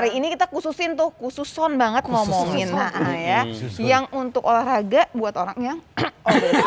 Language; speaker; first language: Indonesian; native; Indonesian